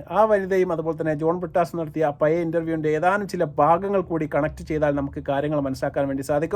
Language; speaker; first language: Malayalam; native; Malayalam